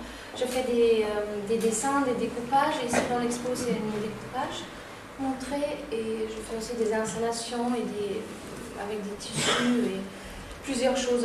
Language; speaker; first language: French; non-native, fluent; German